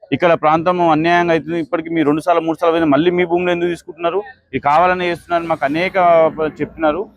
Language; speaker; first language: Telugu; native; Telugu